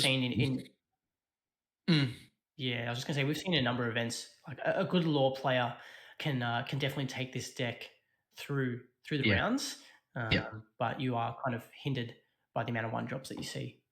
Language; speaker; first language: English; native; English